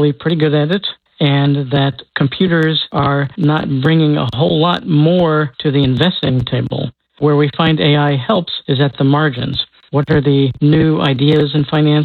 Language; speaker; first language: English; native; English